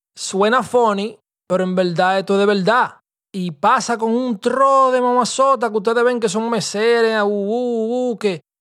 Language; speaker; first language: Spanish; early bilingual, heritage; Spanish